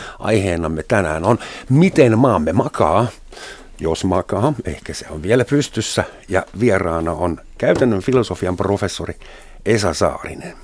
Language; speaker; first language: Finnish; non-native, fluent; German